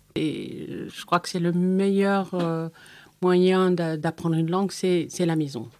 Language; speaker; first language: French; non-native, fluent; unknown